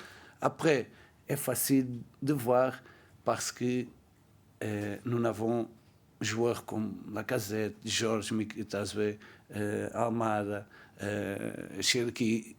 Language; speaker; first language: French; non-native, learner; Portuguese